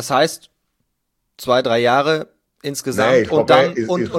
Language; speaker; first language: German; native; German